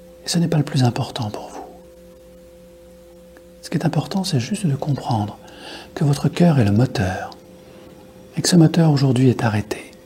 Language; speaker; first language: French; native; French